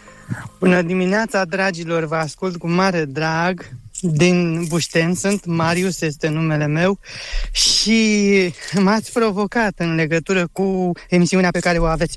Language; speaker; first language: Romanian; native; Romanian